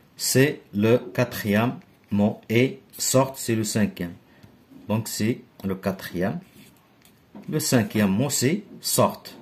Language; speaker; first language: French; non-native, local second language; Arabic